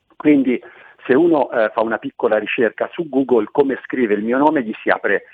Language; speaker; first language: Italian; native; Italian